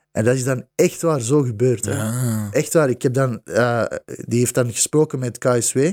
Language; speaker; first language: Dutch; early bilingual, other home language; Bosnian